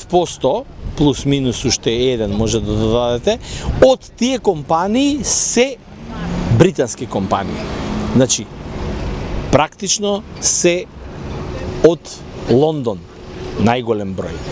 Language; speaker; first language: Macedonian; native; Macedonian